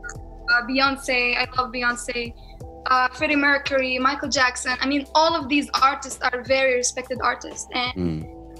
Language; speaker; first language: English; non-native, fluent; Arabic